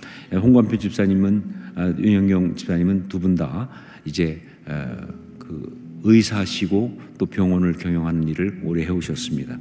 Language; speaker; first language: Korean; native; Korean